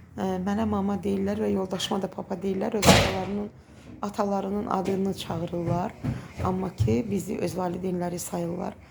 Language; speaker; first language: Azerbaijani; native; Azerbaijani